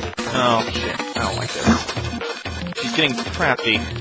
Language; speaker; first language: English; native; English